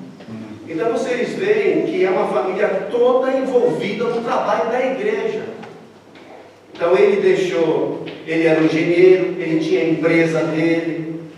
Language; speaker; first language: Portuguese; native; Portuguese